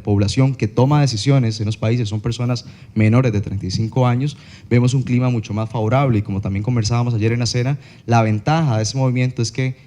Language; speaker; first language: Spanish; native; Spanish